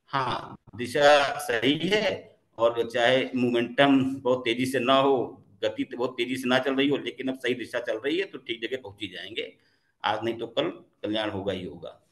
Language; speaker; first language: Hindi; native; Hindi